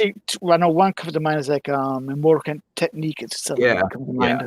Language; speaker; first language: English; native; English